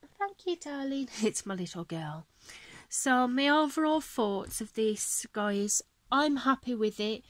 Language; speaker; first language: English; native; English